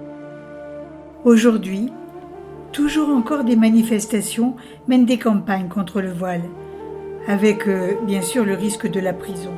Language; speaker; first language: French; native; French